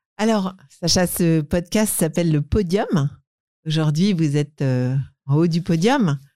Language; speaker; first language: French; native; French